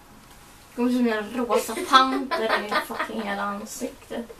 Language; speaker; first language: Swedish; native; Swedish